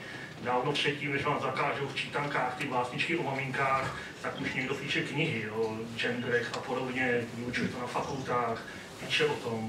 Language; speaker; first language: Czech; native; Czech